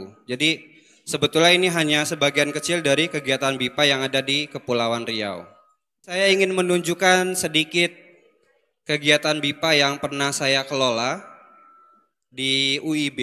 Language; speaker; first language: Indonesian; native; Indonesian